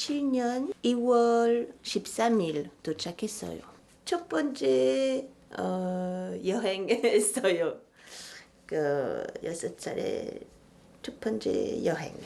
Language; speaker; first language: Korean; early bilingual, heritage; French